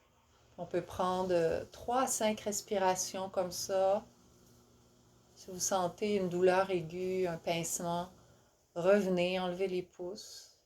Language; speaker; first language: French; native; French